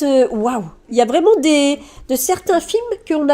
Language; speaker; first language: French; native; French